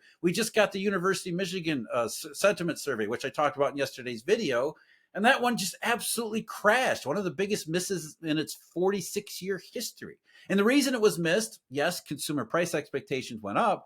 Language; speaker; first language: English; native; English